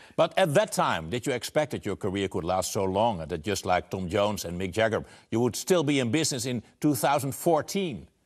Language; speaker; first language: English; non-native, fluent; Dutch